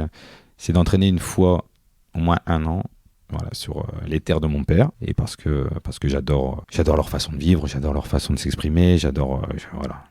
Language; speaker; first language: French; native; French